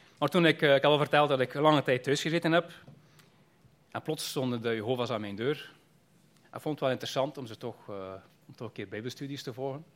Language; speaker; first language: Dutch; native; Dutch